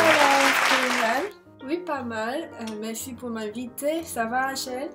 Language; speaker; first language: French; non-native, learner; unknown